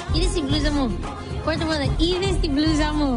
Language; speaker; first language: Greek; early bilingual, heritage; Greek